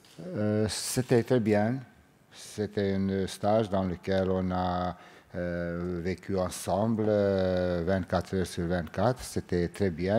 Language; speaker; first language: French; non-native, fluent; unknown